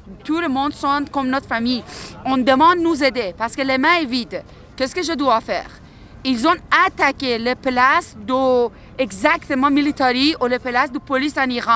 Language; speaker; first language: French; non-native, learner; Persian